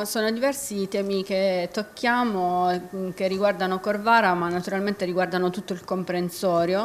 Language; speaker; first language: Italian; native; Italian